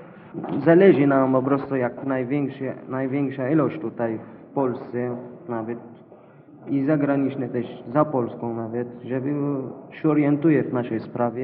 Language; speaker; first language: Polish; non-native, learner; Arabic